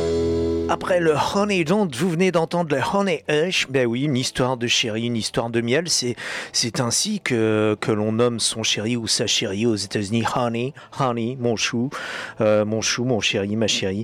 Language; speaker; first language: French; native; French